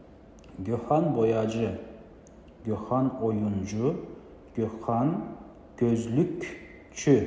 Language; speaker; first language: Turkish; non-native, fluent; Kazakh